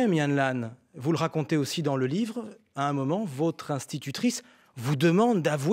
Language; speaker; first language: French; native; French